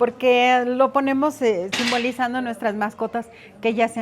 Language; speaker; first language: Spanish; native; Spanish